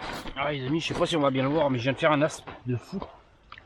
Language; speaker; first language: French; native; French